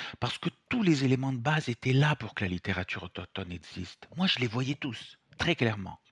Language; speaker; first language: French; non-native, fluent; Italian